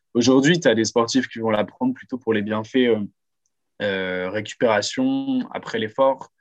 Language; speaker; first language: French; native; French